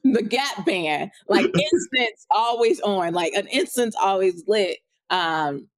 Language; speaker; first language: English; native; English